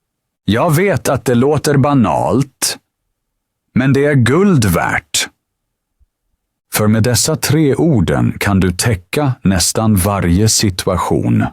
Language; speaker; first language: Swedish; non-native, fluent; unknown